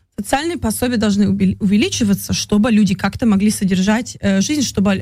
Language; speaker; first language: Russian; early bilingual, heritage; Russian